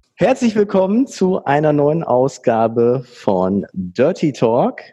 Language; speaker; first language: German; native; German